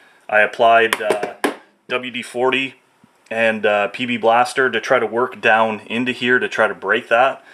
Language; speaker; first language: English; native; English